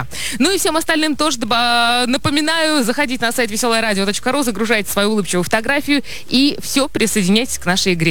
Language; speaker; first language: Russian; native; Russian